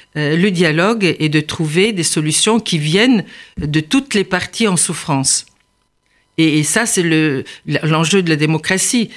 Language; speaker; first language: French; non-native, fluent; Bulgarian